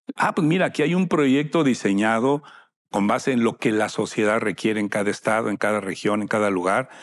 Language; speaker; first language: Spanish; native; Spanish